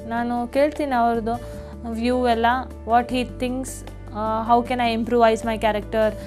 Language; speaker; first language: Kannada; non-native, local second language; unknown